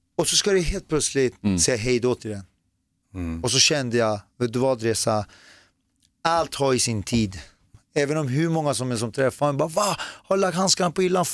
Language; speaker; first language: Swedish; early bilingual, other home language; Persian